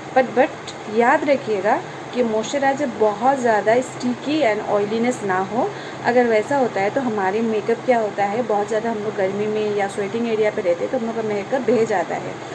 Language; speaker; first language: Hindi; non-native, local second language; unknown